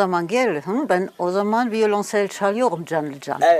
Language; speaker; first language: Turkish; non-native, learner; German